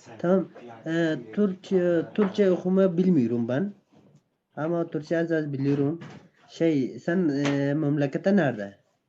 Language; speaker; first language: Turkish; non-native, learner; Persian